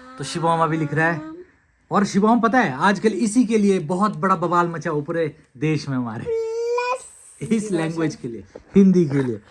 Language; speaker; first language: Hindi; native; Hindi